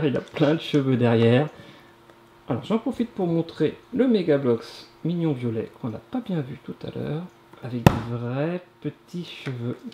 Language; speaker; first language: French; native; French